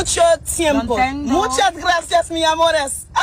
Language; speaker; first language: Spanish; non-native, learner; Haitian Creole